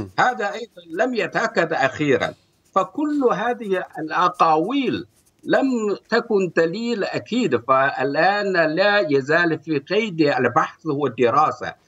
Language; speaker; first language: Arabic; non-native, fluent; Chinese